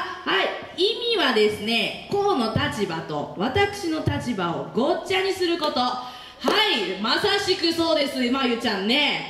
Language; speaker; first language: Japanese; native; Japanese